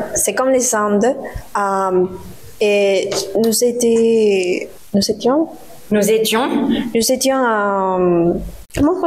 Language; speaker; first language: French; non-native, learner; Spanish